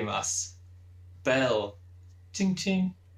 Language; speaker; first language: Japanese; non-native, learner; English